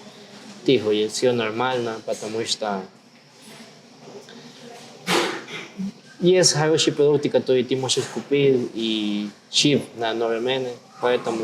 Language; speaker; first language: Russian; non-native, learner; Spanish